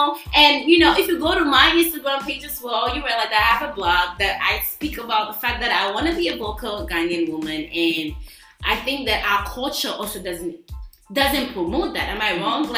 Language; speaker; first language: English; non-native, local second language; Akan